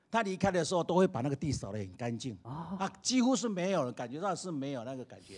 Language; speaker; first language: Chinese; native; Chinese